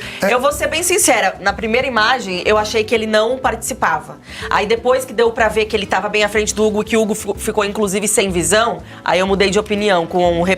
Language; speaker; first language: Portuguese; native; Portuguese